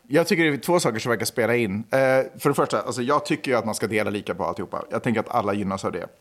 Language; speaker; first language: Swedish; native; Swedish